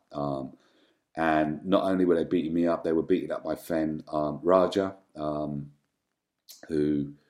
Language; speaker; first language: English; native; English